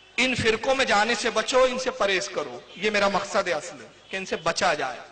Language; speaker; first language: Urdu; native; Urdu